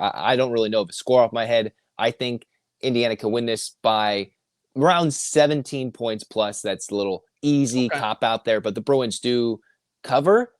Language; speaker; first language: English; native; English